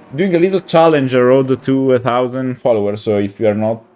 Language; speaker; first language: English; non-native, fluent; Italian